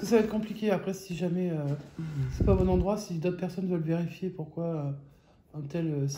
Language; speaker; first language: French; native; French